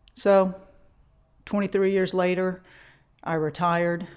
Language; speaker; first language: English; native; English